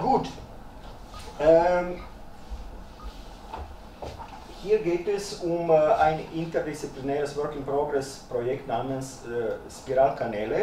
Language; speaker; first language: German; early bilingual, other home language; Croatian